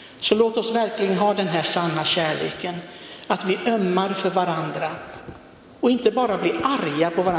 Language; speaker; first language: Swedish; non-native, fluent; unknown